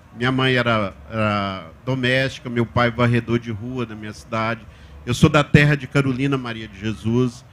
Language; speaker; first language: Portuguese; native; Portuguese